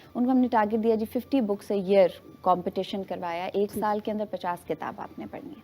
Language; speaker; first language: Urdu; native; Urdu